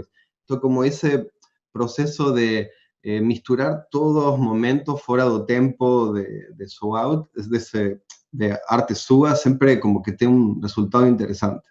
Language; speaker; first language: Portuguese; non-native, learner; Spanish